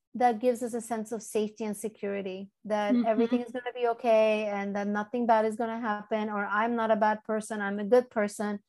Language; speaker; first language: English; early bilingual, other home language; Turkish